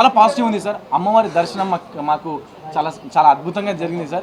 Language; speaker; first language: Telugu; native; Telugu